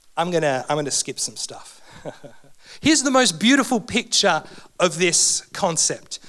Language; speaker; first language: English; native; English